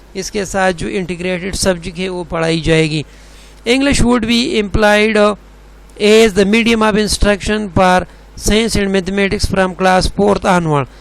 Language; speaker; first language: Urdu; non-native, local second language; Pashto